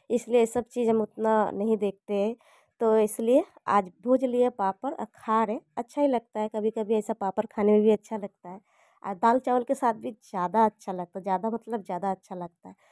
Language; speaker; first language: Hindi; non-native, local second language; Bangla